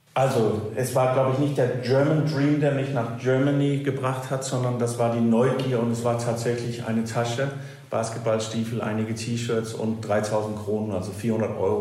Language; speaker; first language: German; non-native, fluent; Danish